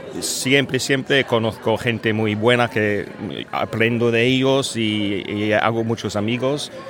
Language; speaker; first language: Spanish; non-native, fluent; English